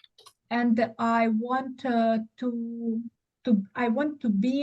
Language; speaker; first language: English; non-native, learner; Ukrainian